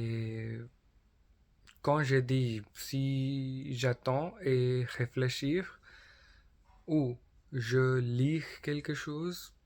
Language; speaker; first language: French; non-native, learner; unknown